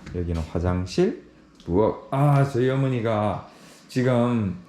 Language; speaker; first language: Korean; native; Korean